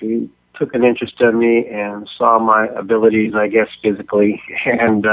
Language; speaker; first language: English; native; English